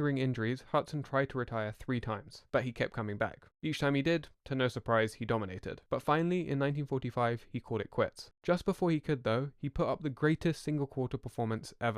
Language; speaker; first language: English; native; English